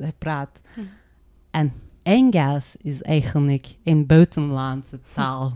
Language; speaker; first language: Dutch; non-native, learner; Turkish